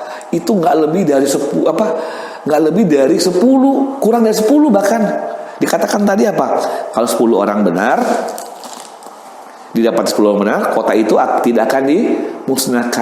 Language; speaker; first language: Indonesian; native; Indonesian